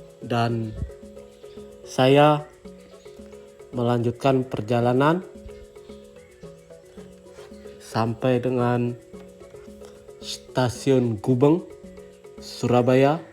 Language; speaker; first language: Indonesian; non-native, fluent; Japanese